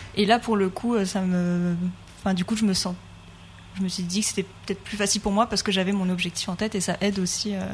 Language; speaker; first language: French; native; French